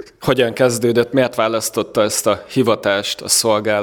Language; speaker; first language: Hungarian; native; Hungarian